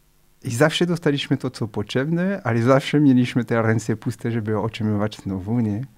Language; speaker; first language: Polish; non-native, fluent; French